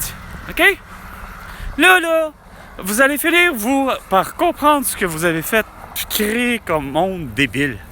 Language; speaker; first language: French; native; French